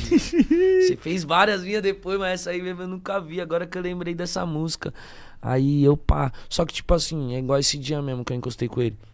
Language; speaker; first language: Portuguese; native; Portuguese